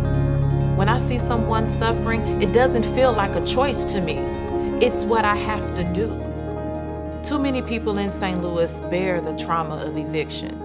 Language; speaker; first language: English; native; English